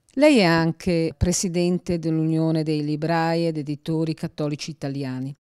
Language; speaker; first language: Italian; native; Italian